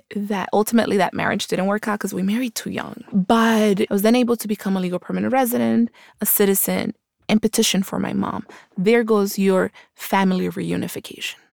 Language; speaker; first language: English; early bilingual, other home language; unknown